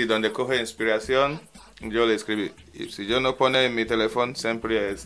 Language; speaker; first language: Spanish; non-native, learner; English